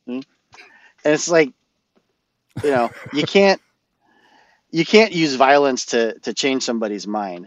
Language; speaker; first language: English; native; English